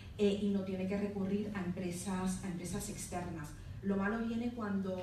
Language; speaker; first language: Spanish; native; Spanish